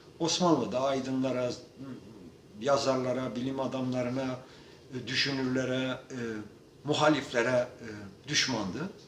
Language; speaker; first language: Turkish; non-native, local second language; Kurdish